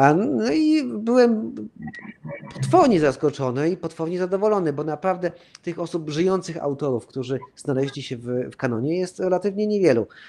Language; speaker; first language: Polish; early bilingual, heritage; Polish